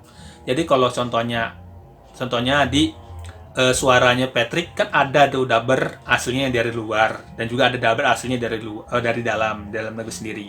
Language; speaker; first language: Indonesian; native; Indonesian